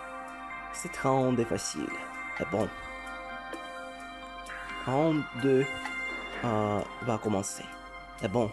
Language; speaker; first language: French; non-native, learner; Russian